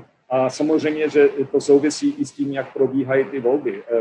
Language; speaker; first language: Czech; non-native, fluent; English